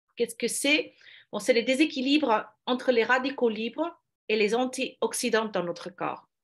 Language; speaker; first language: French; non-native, fluent; English